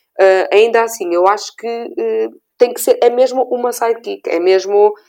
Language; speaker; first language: Portuguese; native; Portuguese